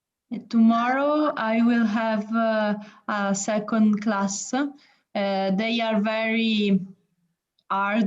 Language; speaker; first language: English; non-native, learner; Italian